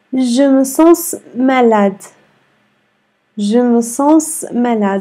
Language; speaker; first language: French; non-native, fluent; Arabic